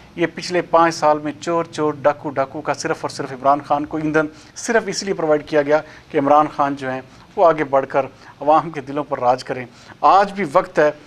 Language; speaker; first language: Urdu; native; Urdu